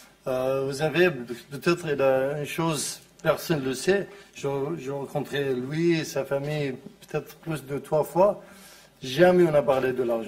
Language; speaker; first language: French; non-native, learner; Arabic